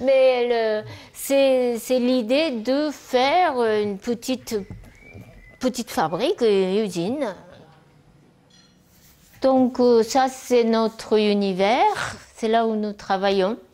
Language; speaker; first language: French; non-native, fluent; Japanese